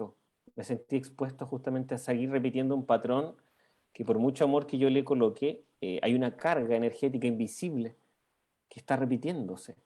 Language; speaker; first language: Spanish; native; Spanish